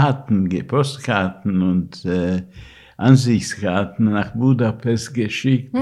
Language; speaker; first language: German; non-native, fluent; Hungarian